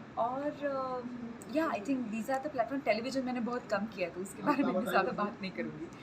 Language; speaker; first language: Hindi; non-native, local second language; Marathi